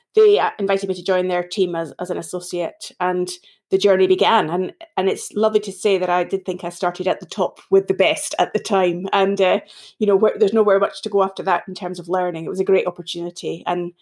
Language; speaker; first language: English; native; English